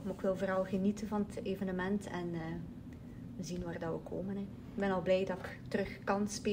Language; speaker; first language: Dutch; native; Dutch